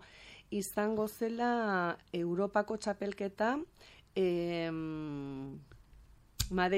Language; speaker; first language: Basque; non-native, local second language; Spanish